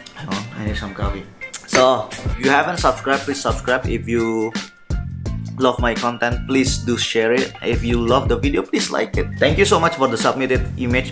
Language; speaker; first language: English; non-native, fluent; Indonesian